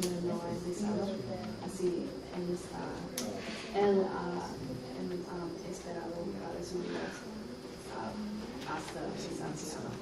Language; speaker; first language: Spanish; non-native, learner; English